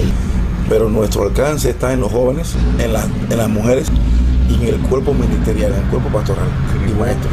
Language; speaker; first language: Spanish; native; Spanish